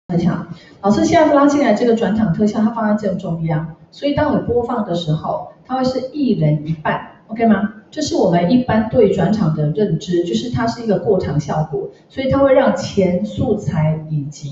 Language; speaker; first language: Chinese; native; Chinese